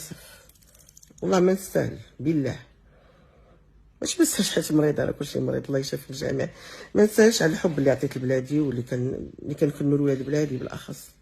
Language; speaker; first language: Arabic; native; Arabic